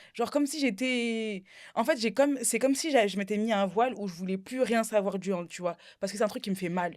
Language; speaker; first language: French; native; French